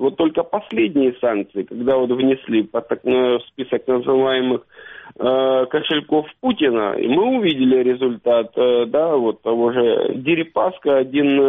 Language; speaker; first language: Russian; native; Russian